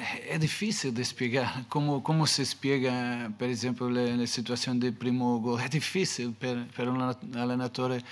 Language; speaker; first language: Italian; non-native, fluent; Portuguese